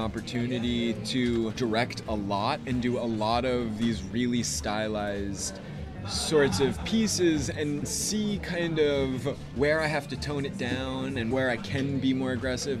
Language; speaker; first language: English; native; English